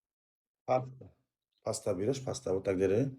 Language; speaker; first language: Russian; non-native, learner; Uzbek